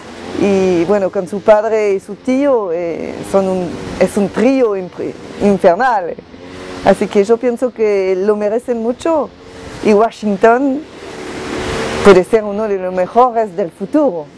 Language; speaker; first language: Spanish; non-native, fluent; French